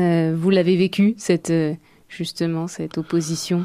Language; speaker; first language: French; native; French